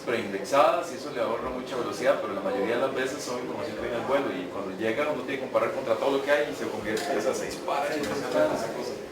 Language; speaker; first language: Spanish; native; Spanish